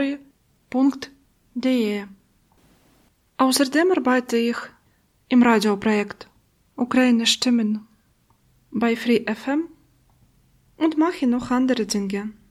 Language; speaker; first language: German; non-native, learner; Russian